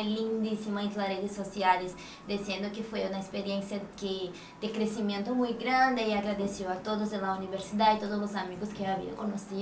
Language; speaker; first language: Spanish; non-native, fluent; Portuguese